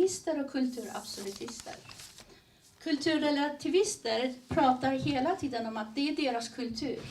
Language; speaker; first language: Swedish; early bilingual, other home language; Persian